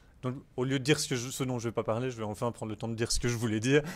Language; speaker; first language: French; native; French